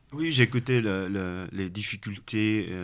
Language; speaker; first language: French; non-native, fluent; Portuguese